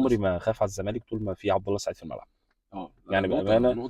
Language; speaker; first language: Arabic; native; Arabic